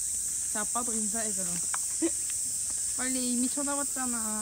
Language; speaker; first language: Korean; native; Korean